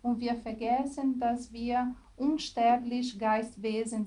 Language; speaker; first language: German; non-native, learner; Portuguese